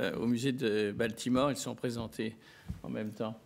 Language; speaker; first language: French; native; French